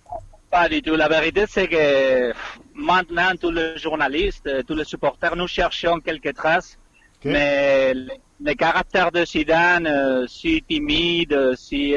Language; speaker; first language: French; non-native, fluent; Spanish